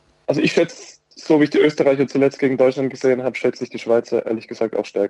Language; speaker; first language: German; native; German